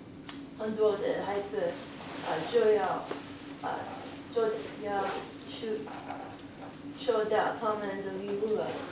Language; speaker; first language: Chinese; non-native, learner; English